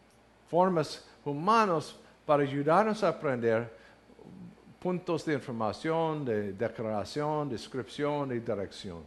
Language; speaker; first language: Spanish; non-native, learner; English